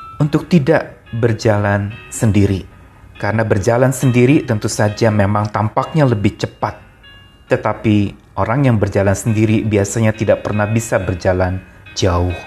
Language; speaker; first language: Indonesian; native; Indonesian